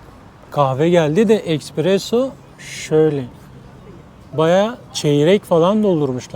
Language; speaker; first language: Turkish; native; Turkish